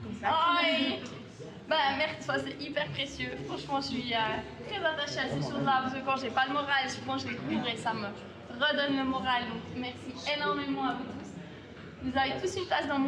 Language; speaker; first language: French; native; French